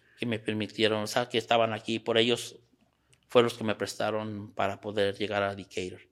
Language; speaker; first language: Spanish; native; Spanish